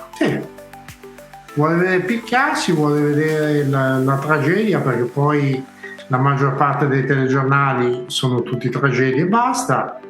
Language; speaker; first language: Italian; native; Italian